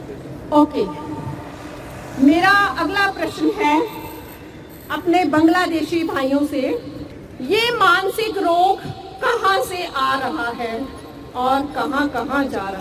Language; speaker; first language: Hindi; native; Hindi